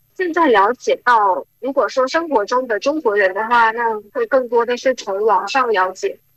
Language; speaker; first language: Chinese; non-native, fluent; Khmer